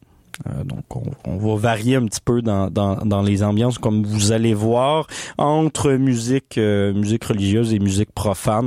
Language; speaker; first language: French; native; French